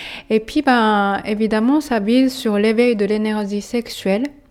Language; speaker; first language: French; non-native, fluent; Japanese